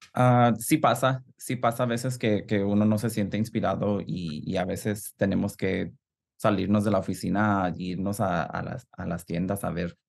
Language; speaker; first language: Spanish; early bilingual, heritage; Spanish